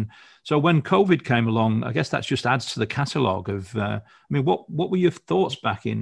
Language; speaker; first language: English; native; English